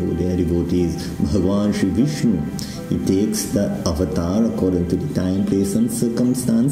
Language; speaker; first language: English; native; English